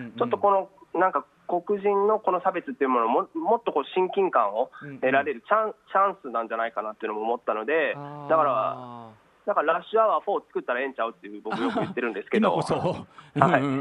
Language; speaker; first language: Japanese; native; Japanese